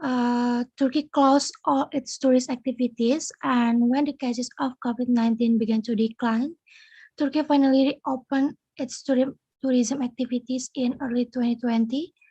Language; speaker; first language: English; non-native, learner; Indonesian